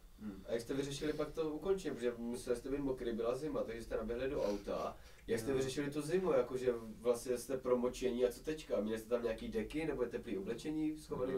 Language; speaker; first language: Czech; native; Czech